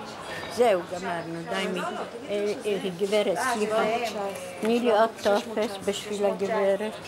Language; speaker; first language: Hebrew; non-native, fluent; Polish